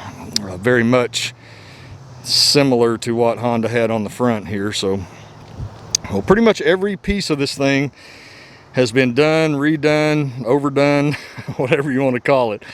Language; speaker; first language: English; native; English